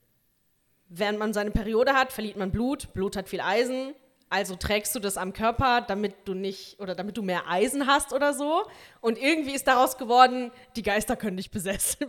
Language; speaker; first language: German; native; German